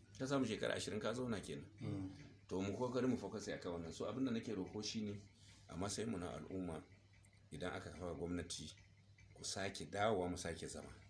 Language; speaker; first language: Hausa; non-native, local second language; Fula